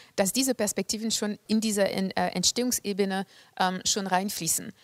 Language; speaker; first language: German; non-native, fluent; French